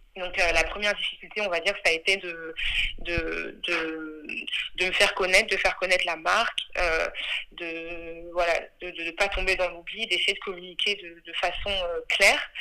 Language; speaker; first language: French; early bilingual, other home language; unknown